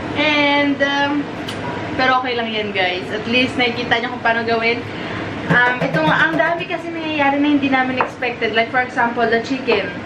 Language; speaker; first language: Filipino; native; Filipino